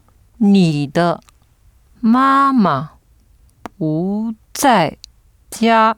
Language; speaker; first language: Chinese; non-native, learner; French